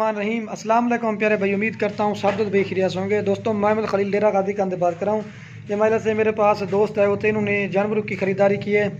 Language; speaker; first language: Hindi; non-native, local second language; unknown